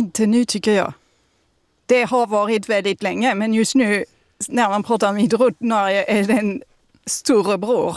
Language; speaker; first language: Swedish; non-native, fluent; French